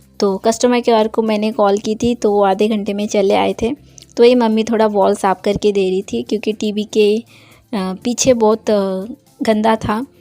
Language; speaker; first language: Hindi; non-native, local second language; Bangla